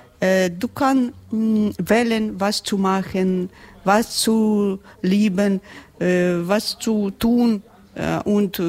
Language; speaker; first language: German; non-native, learner; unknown